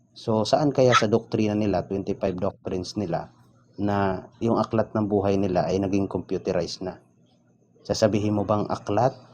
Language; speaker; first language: Filipino; non-native, local second language; Cebuano